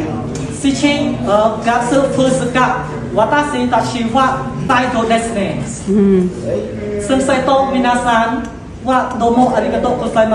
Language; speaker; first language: Japanese; non-native, learner; Khmer